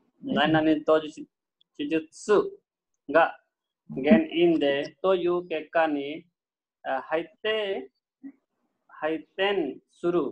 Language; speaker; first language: Japanese; non-native, learner; Hindi